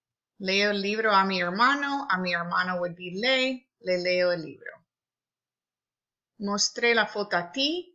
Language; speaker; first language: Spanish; non-native, fluent; English